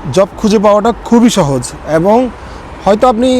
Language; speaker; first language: Bangla; native; Bangla